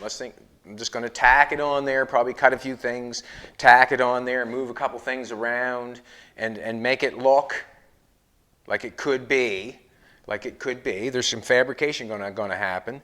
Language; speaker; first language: English; native; English